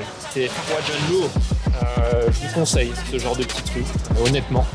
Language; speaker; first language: French; native; French